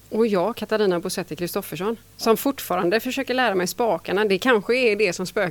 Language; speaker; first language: Swedish; native; Swedish